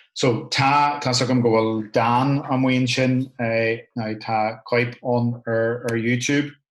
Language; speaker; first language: Irish; non-native, local second language; English